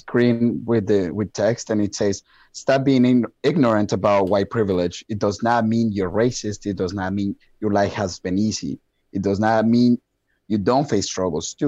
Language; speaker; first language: English; non-native, fluent; Spanish